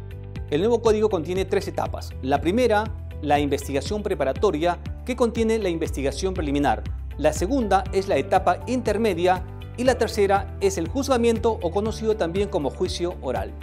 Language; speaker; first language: Spanish; native; Spanish